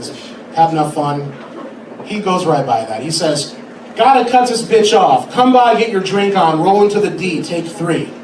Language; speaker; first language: English; native; English